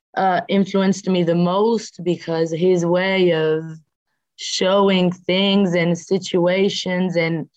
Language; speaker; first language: English; non-native, fluent; French